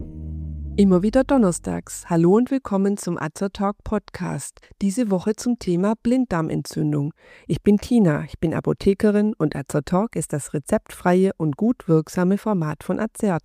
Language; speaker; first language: German; native; German